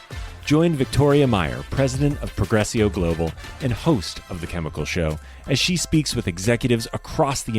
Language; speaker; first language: English; native; English